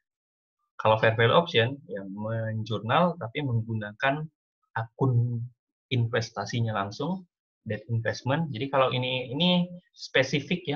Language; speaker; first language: Indonesian; native; Indonesian